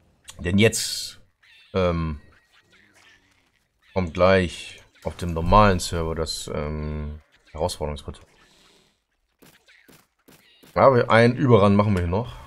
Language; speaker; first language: German; native; German